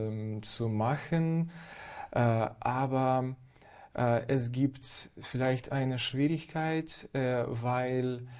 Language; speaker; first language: German; non-native, fluent; Ukrainian